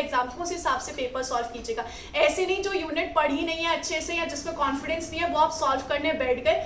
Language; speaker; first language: Hindi; native; Hindi